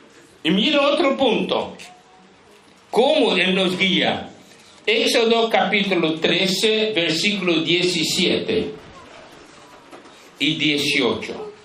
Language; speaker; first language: Spanish; non-native, fluent; Portuguese